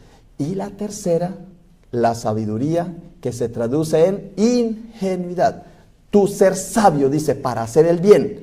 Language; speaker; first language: Spanish; native; Spanish